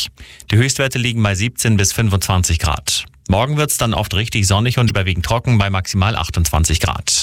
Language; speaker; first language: German; native; German